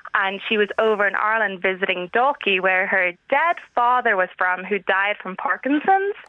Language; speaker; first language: English; native; English